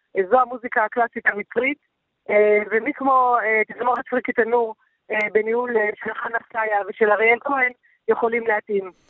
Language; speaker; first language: Hebrew; native; Hebrew